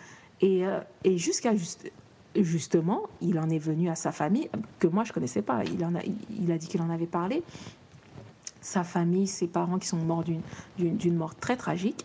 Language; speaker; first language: French; native; French